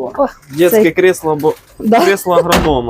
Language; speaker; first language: Ukrainian; native; Ukrainian